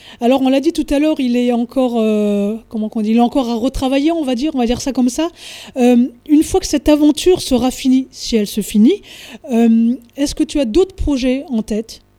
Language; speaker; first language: French; native; French